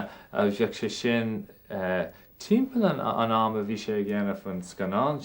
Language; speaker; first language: Irish; non-native, local second language; English